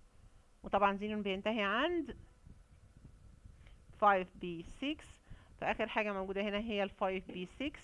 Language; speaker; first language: Arabic; native; Arabic